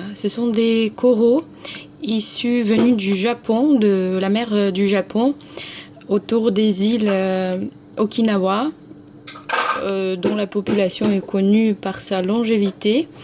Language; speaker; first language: French; non-native, fluent; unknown